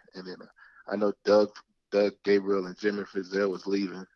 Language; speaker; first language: English; native; English